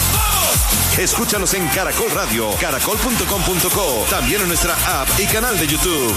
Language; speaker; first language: Spanish; native; Spanish